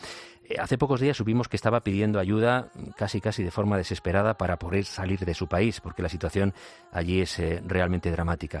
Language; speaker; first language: Spanish; native; Spanish